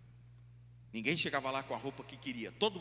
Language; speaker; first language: Portuguese; native; Portuguese